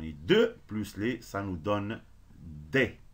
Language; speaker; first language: French; non-native, local second language; Arabic